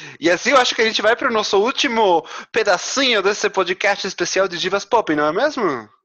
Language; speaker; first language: Portuguese; non-native, fluent; Spanish